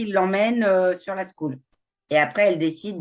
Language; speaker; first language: French; native; French